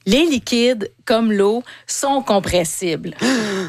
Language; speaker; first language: French; native; French